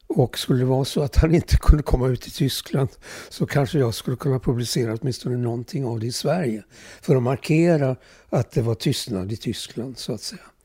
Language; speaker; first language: Swedish; early bilingual, other home language; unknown